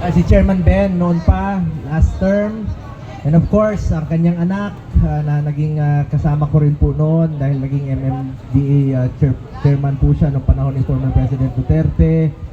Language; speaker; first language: Filipino; non-native, local second language; Cebuano